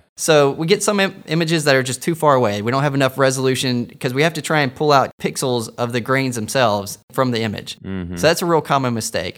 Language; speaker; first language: English; native; English